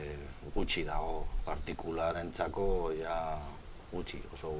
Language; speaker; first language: Basque; non-native, local second language; Spanish